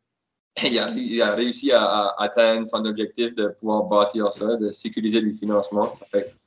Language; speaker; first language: French; native; French